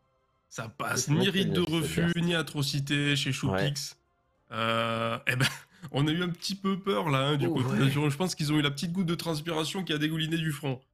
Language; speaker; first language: French; native; French